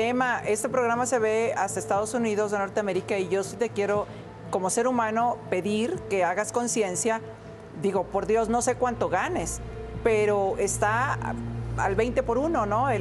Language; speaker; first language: Spanish; native; Spanish